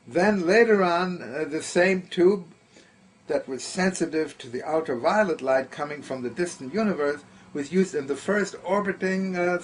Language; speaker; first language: English; early bilingual, other home language; German